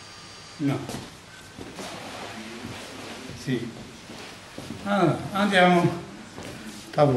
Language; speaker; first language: Italian; non-native, learner; Polish